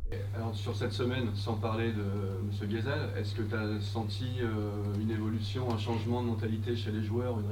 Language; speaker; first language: French; native; French